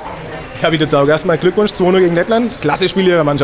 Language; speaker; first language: German; native; German